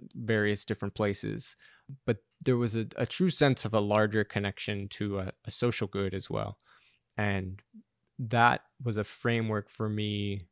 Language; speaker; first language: English; native; English